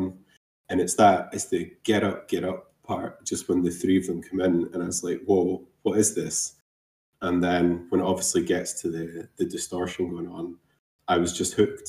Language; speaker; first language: English; native; English